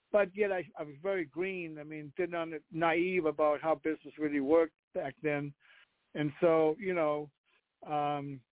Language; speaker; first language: English; non-native, fluent; Danish